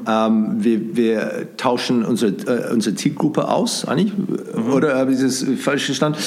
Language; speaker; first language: German; non-native, fluent; English